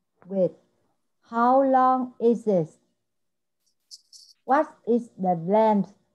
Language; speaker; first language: English; non-native, learner; Vietnamese